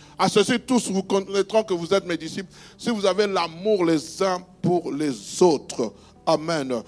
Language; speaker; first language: French; non-native, local second language; Luba-Lulua